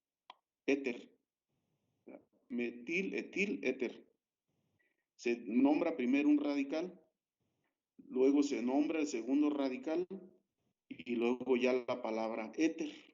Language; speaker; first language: Spanish; native; Spanish